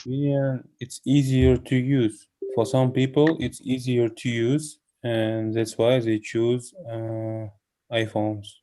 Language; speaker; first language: English; non-native, learner; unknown